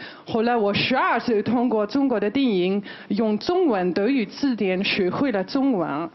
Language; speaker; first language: Chinese; non-native, fluent; German